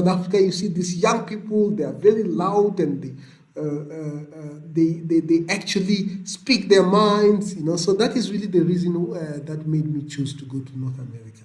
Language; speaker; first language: English; non-native, local second language; Venda